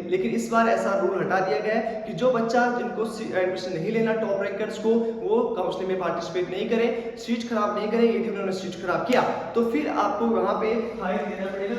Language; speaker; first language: Hindi; native; Hindi